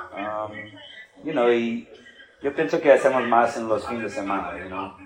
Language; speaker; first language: Spanish; early bilingual, heritage; Spanish